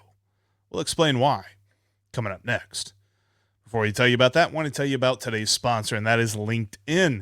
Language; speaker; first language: English; native; English